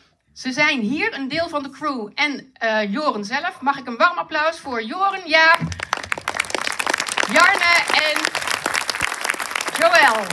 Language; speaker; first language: Dutch; native; Dutch